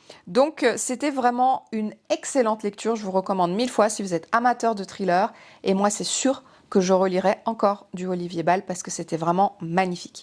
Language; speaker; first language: French; native; French